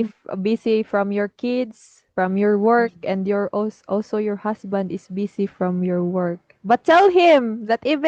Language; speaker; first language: English; non-native, fluent; Filipino